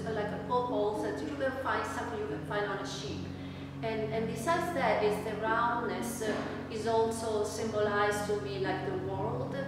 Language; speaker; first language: English; non-native, fluent; Italian